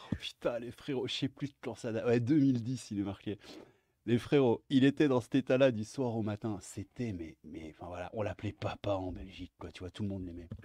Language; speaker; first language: French; native; French